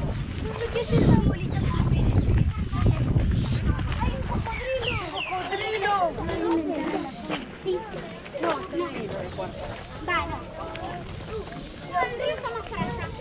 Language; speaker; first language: Spanish; native; Spanish